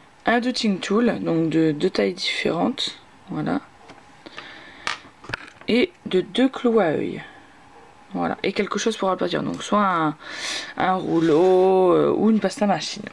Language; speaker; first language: French; native; French